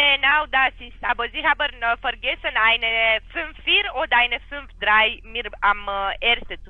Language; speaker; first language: German; non-native, learner; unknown